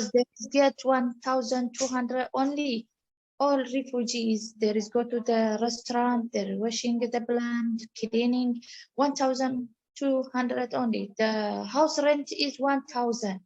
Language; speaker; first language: English; non-native, learner; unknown